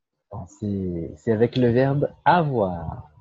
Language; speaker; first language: French; non-native, learner; Portuguese